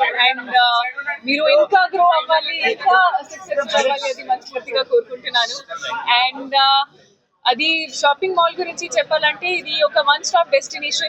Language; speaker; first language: Telugu; non-native, fluent; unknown